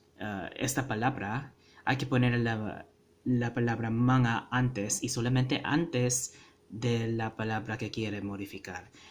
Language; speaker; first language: Spanish; non-native, fluent; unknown